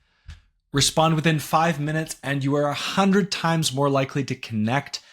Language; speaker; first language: English; native; English